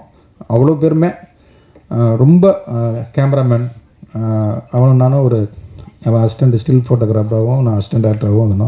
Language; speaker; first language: Tamil; native; Tamil